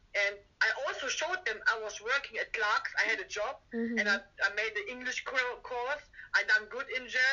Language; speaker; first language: English; non-native, fluent; German